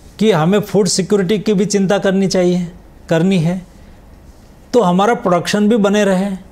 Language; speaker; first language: Hindi; non-native, local second language; Gujarati